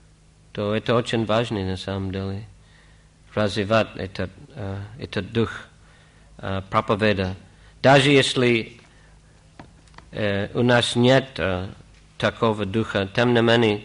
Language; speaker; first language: Russian; non-native, fluent; English